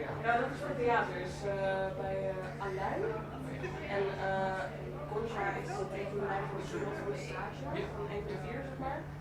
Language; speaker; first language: Dutch; non-native, fluent; English